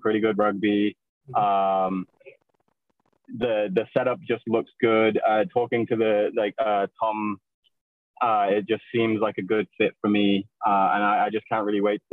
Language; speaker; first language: English; native; English